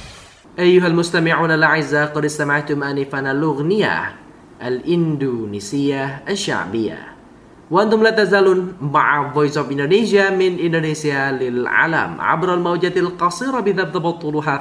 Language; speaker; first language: Arabic; non-native, fluent; Indonesian